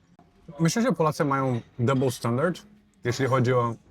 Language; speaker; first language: Polish; non-native, fluent; Portuguese